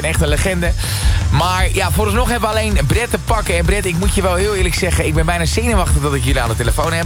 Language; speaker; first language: Dutch; native; Dutch